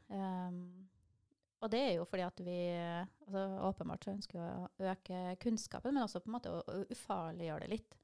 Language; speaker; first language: Norwegian; native; Norwegian